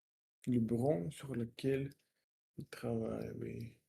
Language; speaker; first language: French; non-native, learner; Russian